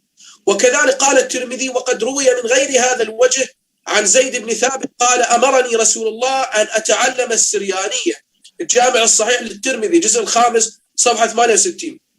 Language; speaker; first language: Arabic; native; Arabic